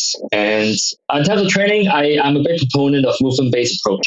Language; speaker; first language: English; non-native, local second language; Cantonese